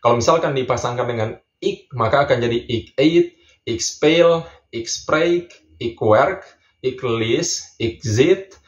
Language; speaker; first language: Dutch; non-native, fluent; Indonesian